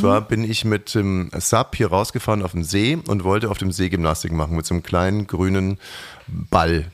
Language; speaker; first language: German; native; German